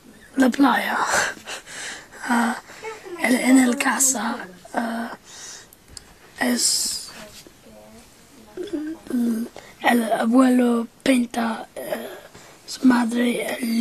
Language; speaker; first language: Spanish; non-native, learner; English